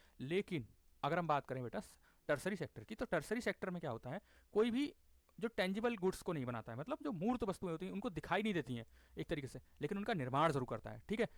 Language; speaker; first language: Hindi; native; Hindi